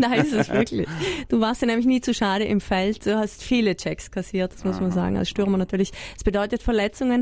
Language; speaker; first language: German; native; German